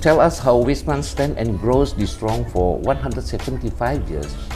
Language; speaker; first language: English; non-native, learner; Indonesian